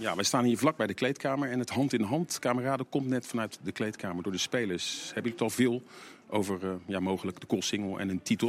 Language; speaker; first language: Dutch; native; Dutch